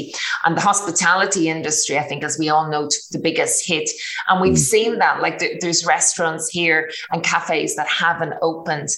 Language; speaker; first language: English; native; English